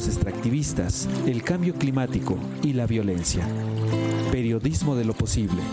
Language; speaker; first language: Spanish; native; Spanish